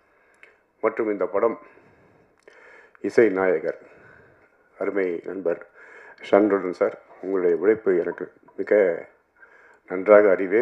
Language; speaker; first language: Tamil; native; Tamil